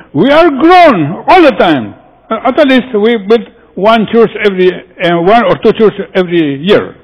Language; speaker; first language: English; non-native, fluent; Spanish